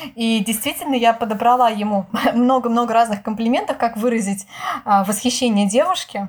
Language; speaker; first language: Russian; native; Russian